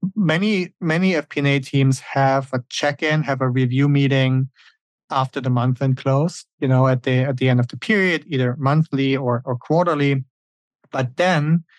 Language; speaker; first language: English; non-native, fluent; German